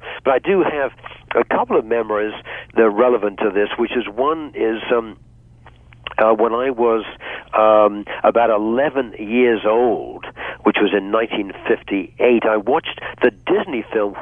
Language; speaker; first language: English; native; English